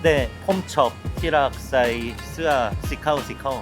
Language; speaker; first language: Thai; non-native, learner; Korean